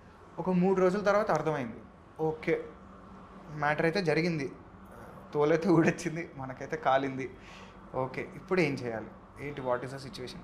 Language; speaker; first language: Telugu; native; Telugu